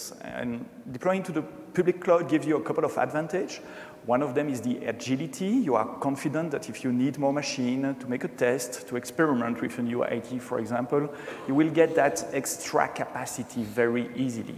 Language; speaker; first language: English; non-native, fluent; French